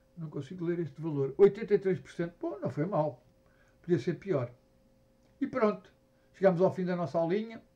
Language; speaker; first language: Portuguese; native; Portuguese